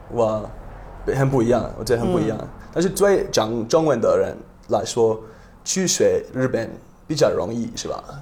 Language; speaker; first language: Chinese; non-native, fluent; English